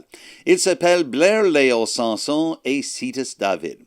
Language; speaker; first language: French; non-native, learner; English